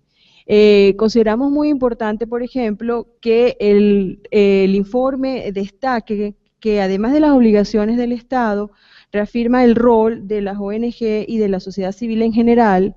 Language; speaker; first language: Spanish; native; Spanish